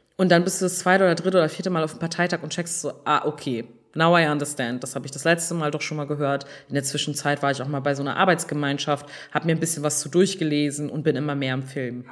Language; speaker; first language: German; early bilingual, other home language; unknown